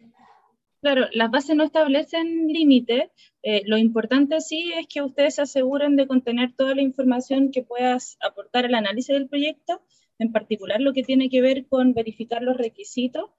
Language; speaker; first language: Spanish; native; Spanish